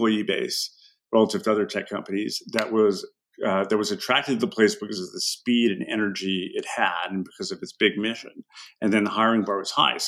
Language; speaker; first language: English; non-native, fluent; Arabic